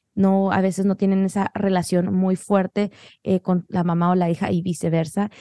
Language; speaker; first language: Spanish; early bilingual, heritage; Spanish